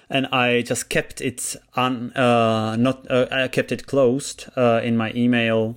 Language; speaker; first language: English; non-native, fluent; Czech